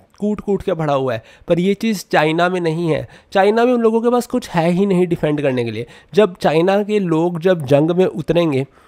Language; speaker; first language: Hindi; native; Hindi